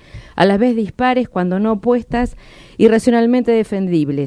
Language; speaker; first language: Spanish; native; Spanish